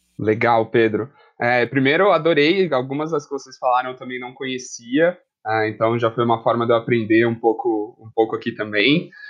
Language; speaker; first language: Portuguese; native; Portuguese